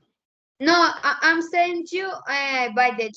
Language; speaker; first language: English; non-native, learner; Spanish